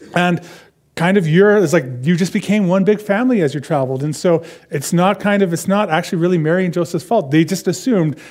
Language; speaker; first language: English; native; English